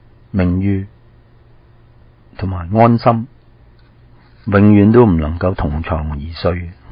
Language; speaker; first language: Cantonese; native; Cantonese